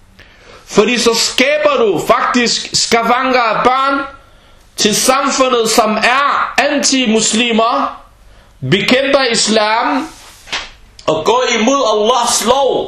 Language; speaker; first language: Danish; early bilingual, other home language; Arabic